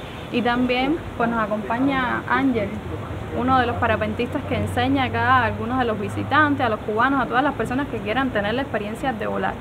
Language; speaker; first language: Spanish; native; Spanish